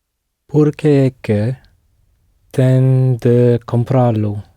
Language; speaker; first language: Portuguese; non-native, learner; English